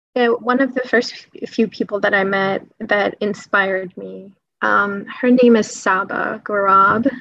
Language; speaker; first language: English; early bilingual, other home language; Persian